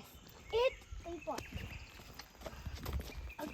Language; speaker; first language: English; non-native, learner; Tibetan